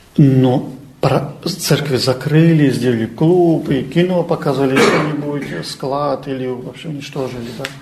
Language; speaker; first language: Russian; non-native, local second language; Armenian